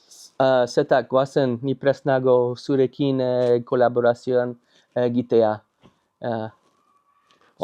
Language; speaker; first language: Basque; non-native, learner; English